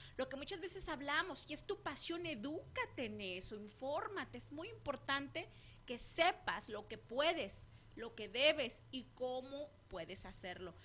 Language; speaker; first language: Spanish; native; Spanish